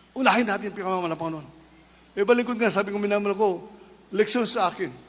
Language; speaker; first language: Filipino; non-native, local second language; Iloko